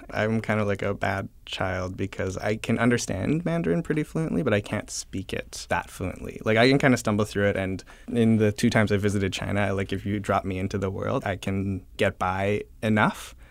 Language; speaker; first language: English; early bilingual, other home language; Chinese